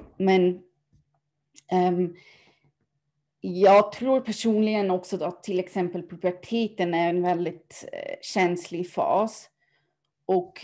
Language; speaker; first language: Swedish; non-native, fluent; German